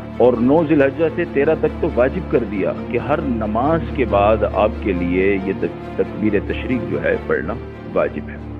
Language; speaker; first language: Urdu; native; Urdu